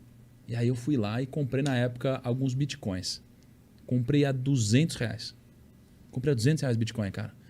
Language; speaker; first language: Portuguese; native; Portuguese